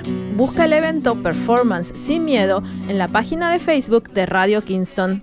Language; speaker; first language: Spanish; native; Spanish